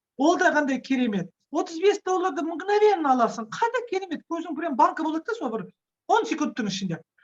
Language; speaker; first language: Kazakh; non-native, local second language; Russian